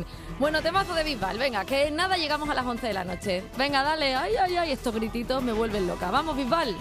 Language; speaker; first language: Spanish; native; Spanish